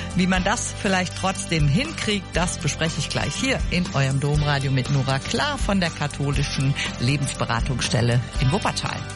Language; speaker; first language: German; native; German